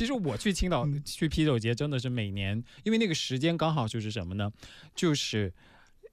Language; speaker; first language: Chinese; native; Chinese